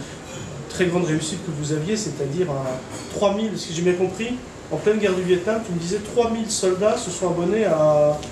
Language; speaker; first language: French; native; French